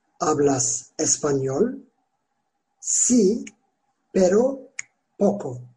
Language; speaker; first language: Spanish; non-native, fluent; Turkish